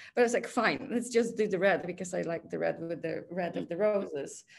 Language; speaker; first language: English; non-native, fluent; Polish